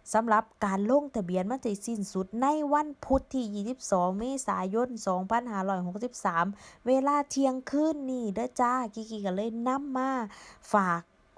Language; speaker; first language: Thai; native; Thai